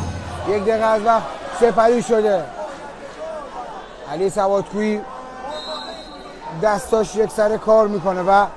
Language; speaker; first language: Persian; native; Persian